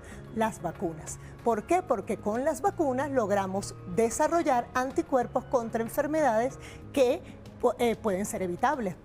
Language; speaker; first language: Spanish; native; Spanish